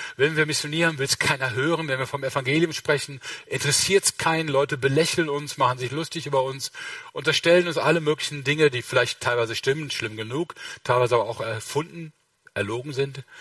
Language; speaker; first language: German; native; German